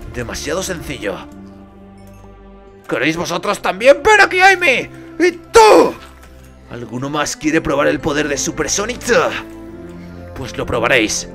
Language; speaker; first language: Spanish; native; Spanish